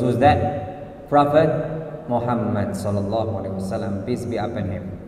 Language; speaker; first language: English; non-native, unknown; Indonesian